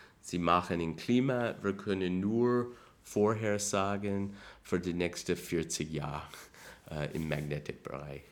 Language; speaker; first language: German; non-native, learner; English